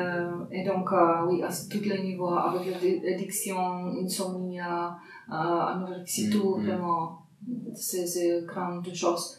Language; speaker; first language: French; non-native, fluent; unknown